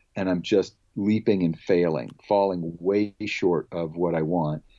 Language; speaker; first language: English; native; English